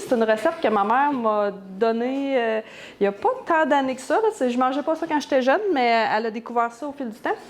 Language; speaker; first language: French; native; French